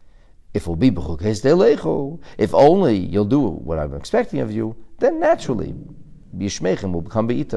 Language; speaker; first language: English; native; English